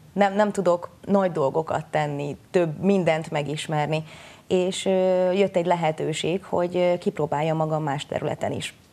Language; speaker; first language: Hungarian; native; Hungarian